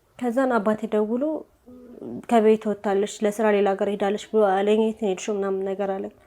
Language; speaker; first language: Amharic; native; Amharic